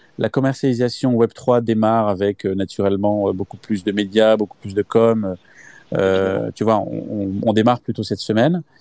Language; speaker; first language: French; native; French